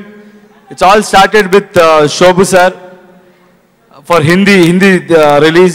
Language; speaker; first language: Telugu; non-native, learner; Kannada